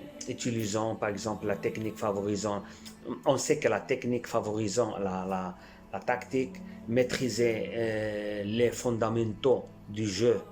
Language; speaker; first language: French; non-native, fluent; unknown